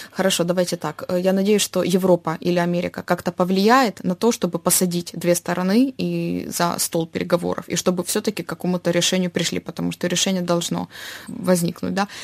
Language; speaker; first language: Russian; native; Russian